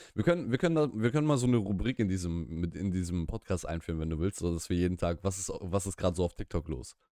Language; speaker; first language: German; early bilingual, other home language; Russian